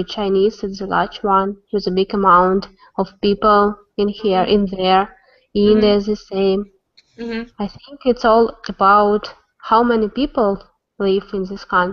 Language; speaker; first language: English; non-native, learner; Russian